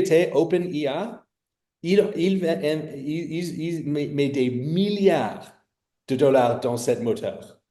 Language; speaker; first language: French; non-native, fluent; English